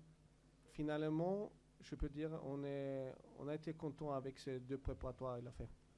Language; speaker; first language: French; non-native, learner; Swedish